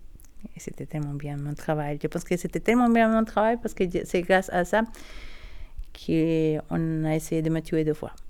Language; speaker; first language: French; non-native, learner; Spanish